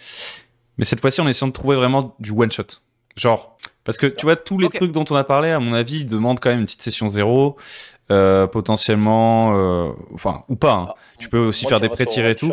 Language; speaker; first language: French; native; French